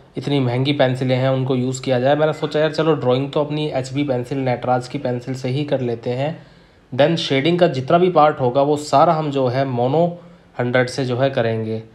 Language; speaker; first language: Hindi; native; Hindi